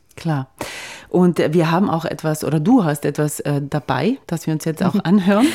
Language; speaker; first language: German; native; German